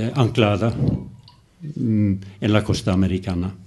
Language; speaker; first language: Spanish; non-native, fluent; Norwegian